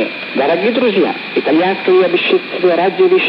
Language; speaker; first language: Russian; non-native, learner; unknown